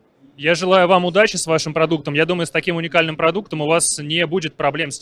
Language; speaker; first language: Russian; native; Russian